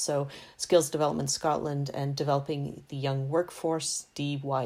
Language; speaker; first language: English; native; English